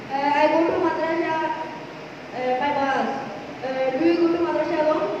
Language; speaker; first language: English; non-native, learner; Bangla